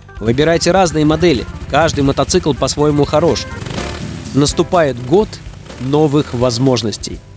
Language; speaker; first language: Russian; native; Russian